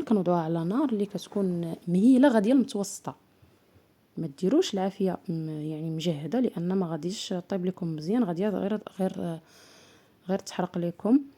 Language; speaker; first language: Arabic; native; Arabic